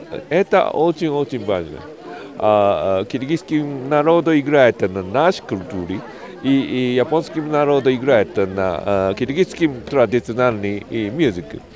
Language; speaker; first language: Russian; non-native, learner; Japanese